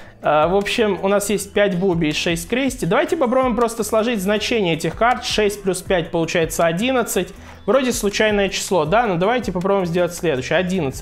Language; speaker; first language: Russian; native; Russian